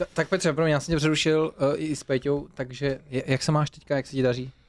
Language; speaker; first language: Czech; native; Czech